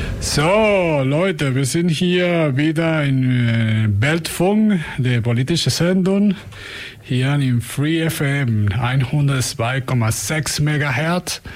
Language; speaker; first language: German; non-native, learner; Spanish